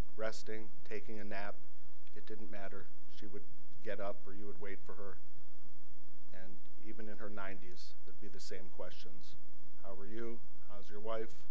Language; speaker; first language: English; native; English